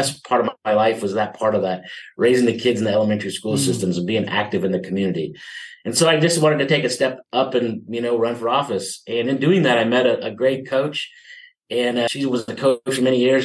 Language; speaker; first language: English; native; English